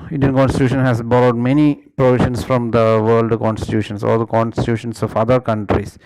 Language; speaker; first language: English; non-native, local second language; Malayalam